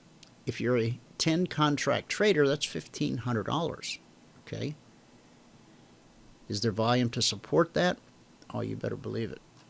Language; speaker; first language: English; native; English